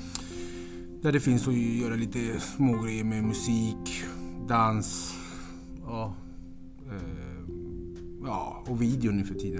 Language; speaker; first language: Swedish; non-native, fluent; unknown